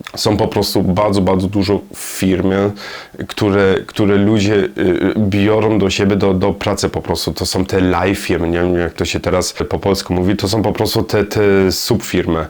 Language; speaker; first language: Polish; non-native, learner; German